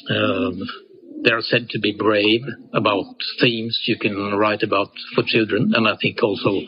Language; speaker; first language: English; non-native, fluent; Norwegian